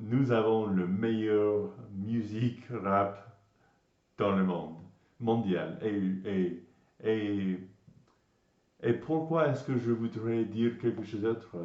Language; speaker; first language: French; non-native, learner; English